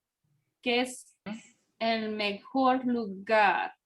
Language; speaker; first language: Spanish; non-native, learner; English